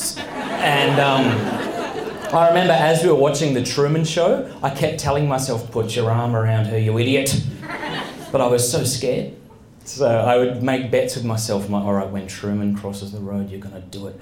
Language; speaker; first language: English; native; English